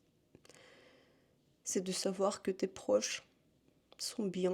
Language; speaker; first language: French; non-native, fluent; Russian